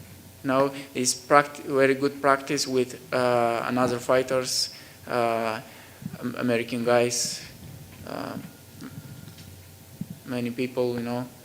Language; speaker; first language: English; non-native, learner; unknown